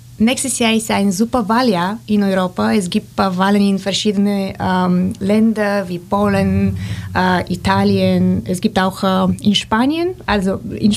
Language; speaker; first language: German; non-native, fluent; Bulgarian